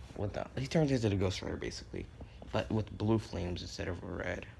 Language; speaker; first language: English; native; English